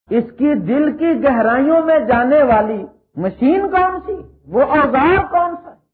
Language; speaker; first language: Urdu; native; Urdu